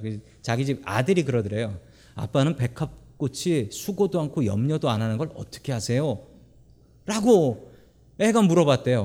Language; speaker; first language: Korean; native; Korean